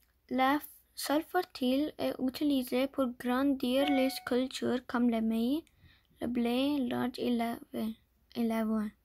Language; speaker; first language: French; non-native, learner; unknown